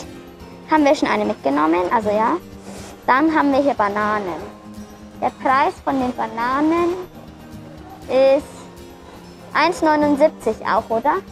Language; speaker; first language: German; early bilingual, other home language; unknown